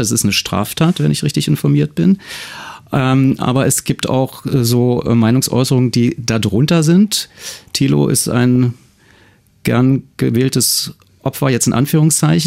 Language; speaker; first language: German; native; German